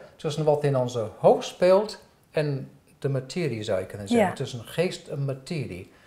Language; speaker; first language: Dutch; non-native, fluent; English